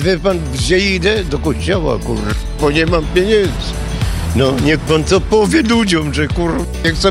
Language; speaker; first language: Polish; native; Polish